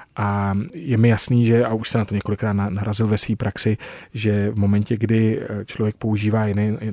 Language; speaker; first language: Czech; native; Czech